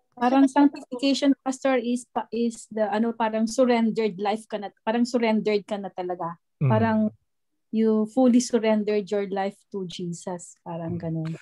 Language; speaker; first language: Filipino; non-native, local second language; Pampanga